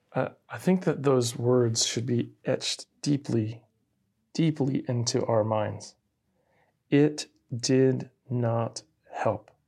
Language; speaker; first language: English; native; English